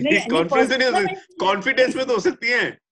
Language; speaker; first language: Hindi; native; Hindi